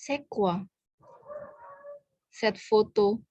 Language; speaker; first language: French; non-native, fluent; Indonesian